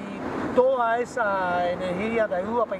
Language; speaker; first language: Spanish; native; Spanish